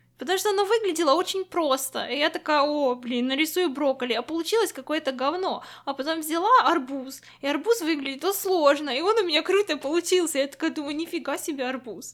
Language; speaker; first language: Russian; non-native, local second language; Ukrainian